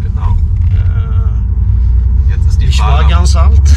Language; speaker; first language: German; non-native, learner; Swedish